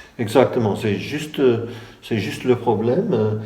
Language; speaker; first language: French; non-native, fluent; English